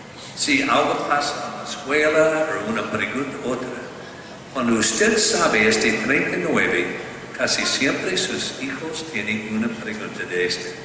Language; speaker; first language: Spanish; non-native, learner; English